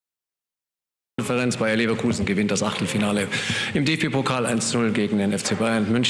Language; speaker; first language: German; native; German